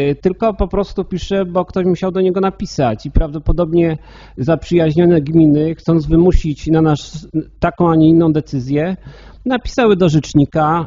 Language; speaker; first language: Polish; native; Polish